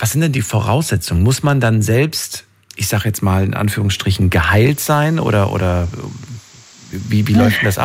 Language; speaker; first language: German; native; German